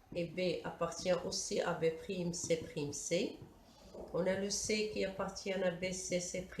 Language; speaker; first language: French; non-native, local second language; Arabic